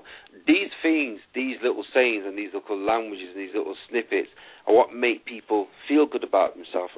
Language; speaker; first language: English; native; English